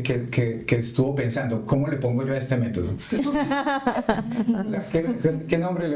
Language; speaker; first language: Spanish; native; Spanish